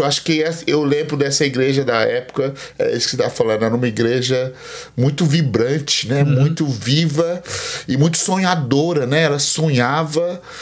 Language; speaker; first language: Portuguese; native; Portuguese